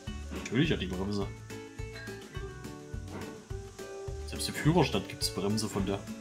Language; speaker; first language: German; native; German